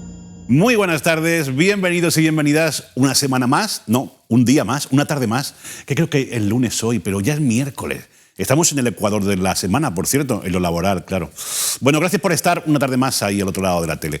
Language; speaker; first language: Spanish; native; Spanish